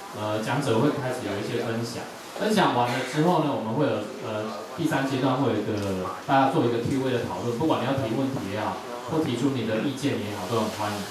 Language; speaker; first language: Chinese; native; Chinese